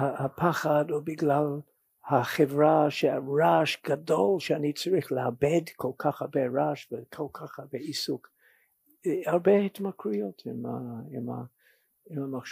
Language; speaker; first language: Hebrew; non-native, fluent; English